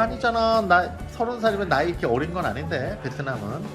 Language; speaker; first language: Korean; non-native, fluent; Vietnamese